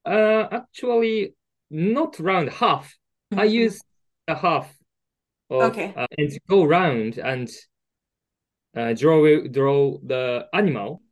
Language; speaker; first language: English; non-native, learner; Japanese